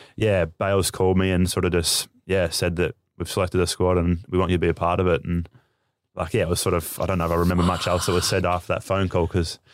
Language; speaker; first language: English; native; English